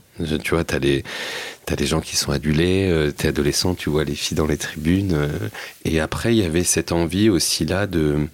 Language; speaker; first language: French; native; French